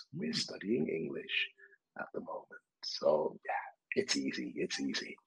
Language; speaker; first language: English; native; English